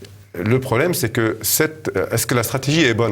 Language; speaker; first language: French; native; French